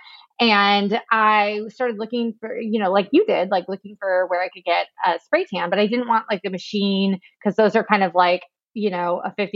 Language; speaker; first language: English; native; English